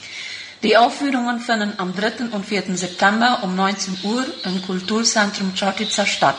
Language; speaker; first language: German; non-native, local second language; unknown